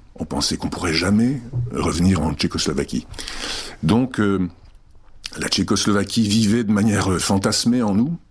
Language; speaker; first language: French; early bilingual, other home language; Czech